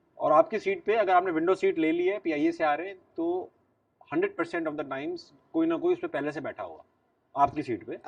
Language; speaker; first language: Urdu; native; Urdu